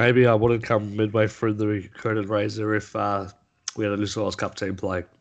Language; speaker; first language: English; native; English